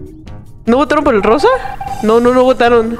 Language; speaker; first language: Spanish; native; Spanish